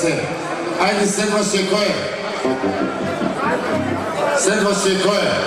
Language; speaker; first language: Bulgarian; non-native, local second language; Turkish